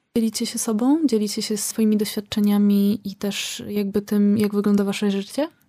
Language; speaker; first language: Polish; native; Polish